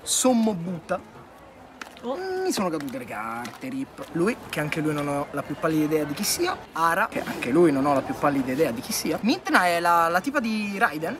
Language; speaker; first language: Italian; native; Italian